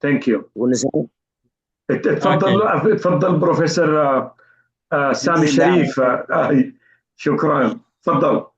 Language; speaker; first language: Arabic; native; Arabic